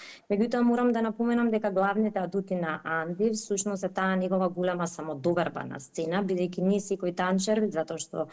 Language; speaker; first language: Macedonian; native; Macedonian